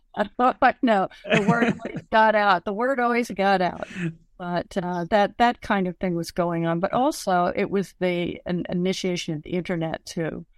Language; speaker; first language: English; native; English